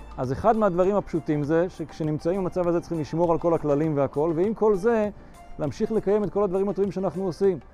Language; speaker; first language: Hebrew; native; Hebrew